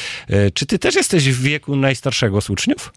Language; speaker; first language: Polish; native; Polish